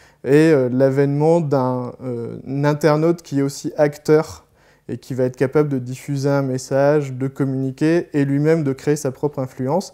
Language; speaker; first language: French; native; French